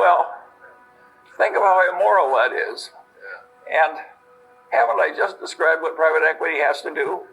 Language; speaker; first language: English; native; English